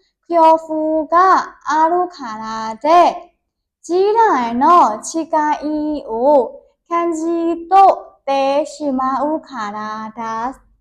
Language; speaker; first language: Japanese; non-native, learner; Burmese